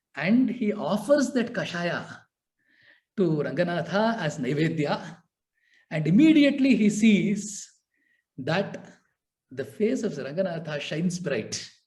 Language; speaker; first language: English; non-native, local second language; Kannada